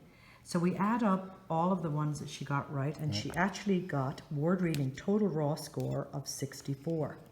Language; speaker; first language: English; native; English